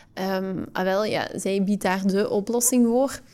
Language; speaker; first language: Dutch; native; Dutch